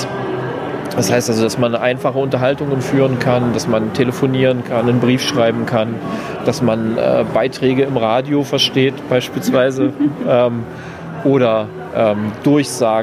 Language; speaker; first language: German; native; German